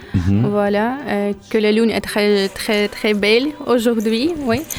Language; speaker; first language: French; non-native, learner; Ukrainian